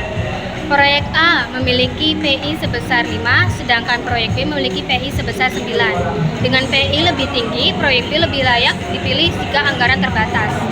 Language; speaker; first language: Indonesian; native; Indonesian